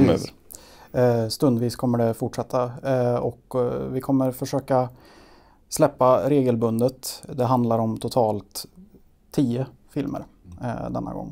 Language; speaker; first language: Swedish; native; Swedish